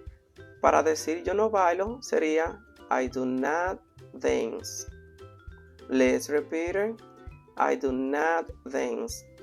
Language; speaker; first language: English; non-native, fluent; Spanish